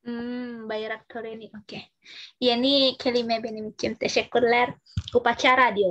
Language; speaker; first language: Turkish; non-native, learner; Indonesian